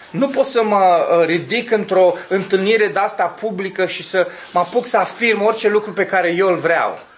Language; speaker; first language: Romanian; native; Romanian